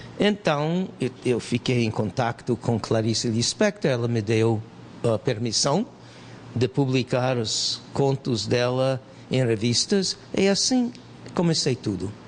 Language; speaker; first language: Portuguese; non-native, fluent; English